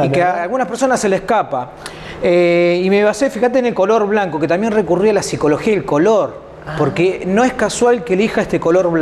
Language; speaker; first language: Spanish; native; Spanish